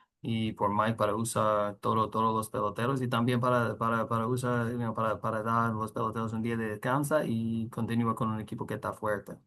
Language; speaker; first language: Spanish; non-native, learner; English